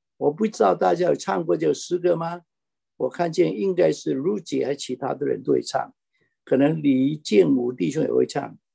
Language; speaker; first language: Chinese; native; Chinese